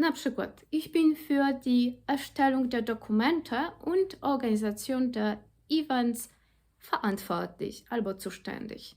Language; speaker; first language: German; non-native, fluent; Polish